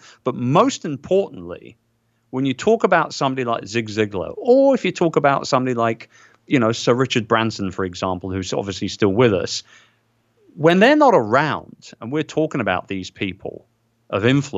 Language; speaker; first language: English; native; English